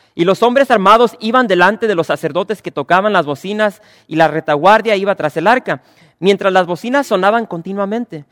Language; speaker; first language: Spanish; early bilingual, other home language; English